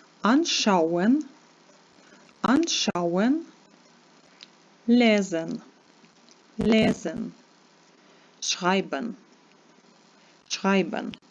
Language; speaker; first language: German; non-native, fluent; Ukrainian